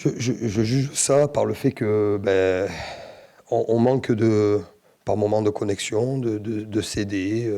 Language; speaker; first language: French; native; French